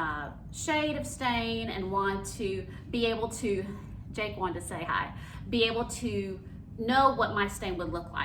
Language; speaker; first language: English; native; English